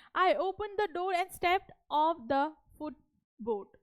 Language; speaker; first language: English; non-native, local second language; Hindi